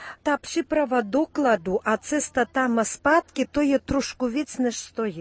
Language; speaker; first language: Czech; early bilingual, heritage; Czech